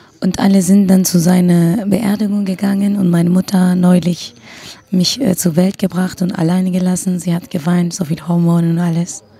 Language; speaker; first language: German; non-native, fluent; Kurdish